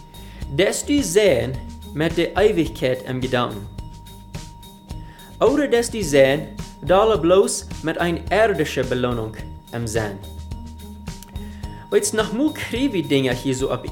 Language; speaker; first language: German; non-native, learner; Afrikaans